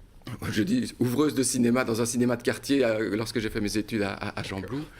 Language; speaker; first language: French; native; French